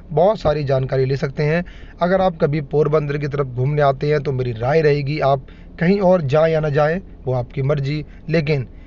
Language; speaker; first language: Hindi; native; Hindi